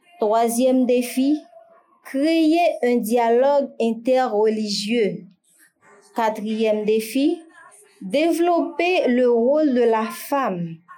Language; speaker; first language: French; non-native, local second language; Haitian Creole